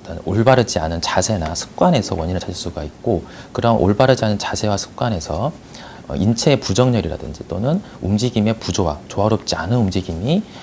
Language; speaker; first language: Korean; native; Korean